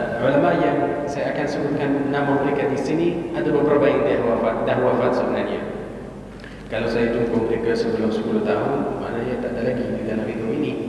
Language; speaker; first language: Malay; non-native, fluent; Arabic